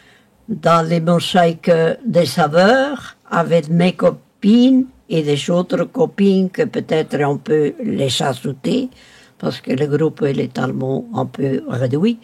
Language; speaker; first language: French; non-native, local second language; Spanish